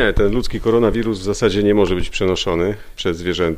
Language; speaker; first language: Polish; native; Polish